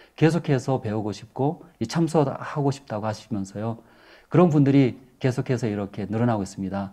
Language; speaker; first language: Korean; native; Korean